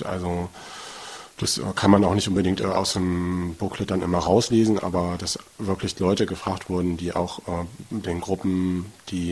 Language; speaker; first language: German; native; German